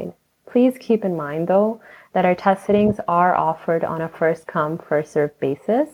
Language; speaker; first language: English; native; English